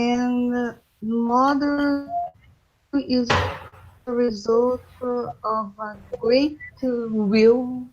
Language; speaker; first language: English; non-native, learner; Portuguese